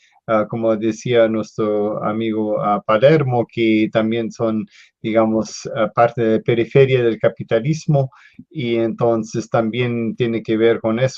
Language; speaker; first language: Spanish; non-native, fluent; English